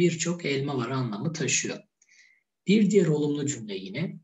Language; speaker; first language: Turkish; native; Turkish